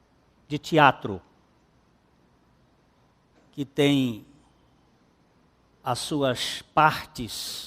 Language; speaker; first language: Portuguese; native; Portuguese